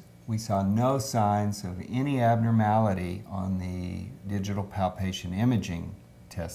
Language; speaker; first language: English; native; English